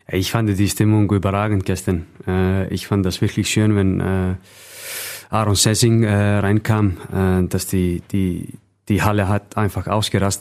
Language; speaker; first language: German; non-native, fluent; Icelandic